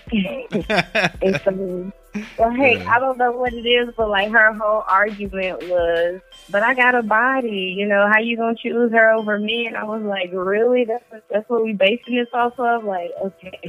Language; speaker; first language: English; native; English